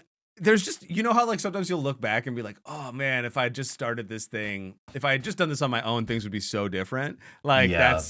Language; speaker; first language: English; native; English